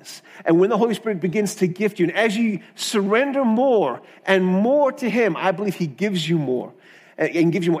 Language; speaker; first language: English; native; English